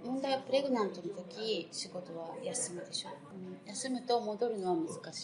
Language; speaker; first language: Japanese; non-native, fluent; Portuguese